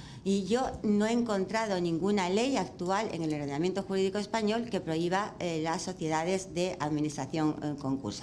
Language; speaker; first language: Spanish; native; Spanish